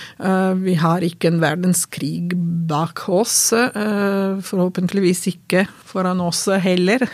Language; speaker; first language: Norwegian; non-native, fluent; Italian